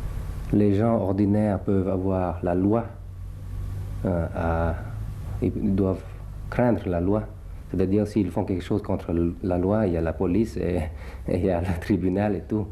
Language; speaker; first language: French; early bilingual, other home language; Thai